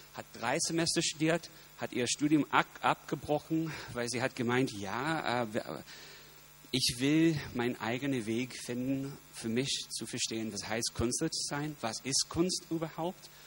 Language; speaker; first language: German; non-native, fluent; English